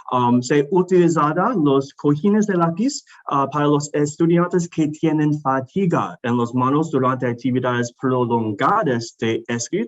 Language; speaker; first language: Spanish; non-native, learner; English